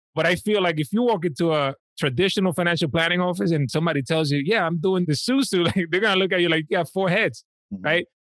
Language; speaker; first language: English; early bilingual, other home language; Spanish